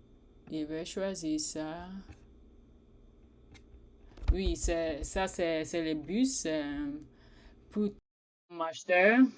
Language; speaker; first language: French; non-native, learner; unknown